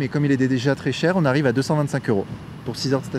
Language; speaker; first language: French; native; French